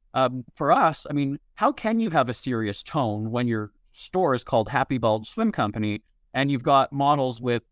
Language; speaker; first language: English; native; English